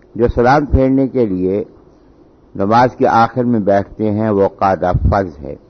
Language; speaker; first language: Urdu; native; Urdu